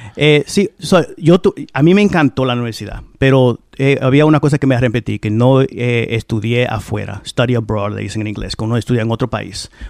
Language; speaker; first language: Spanish; early bilingual, heritage; Spanish